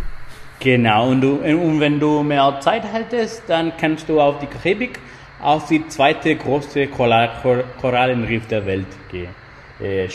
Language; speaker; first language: German; non-native, fluent; Spanish